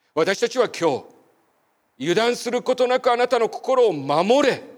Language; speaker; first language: Japanese; native; Japanese